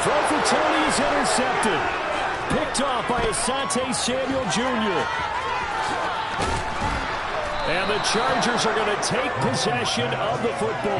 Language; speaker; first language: English; native; English